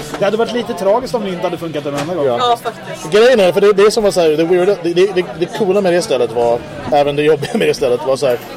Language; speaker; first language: Swedish; early bilingual, other home language; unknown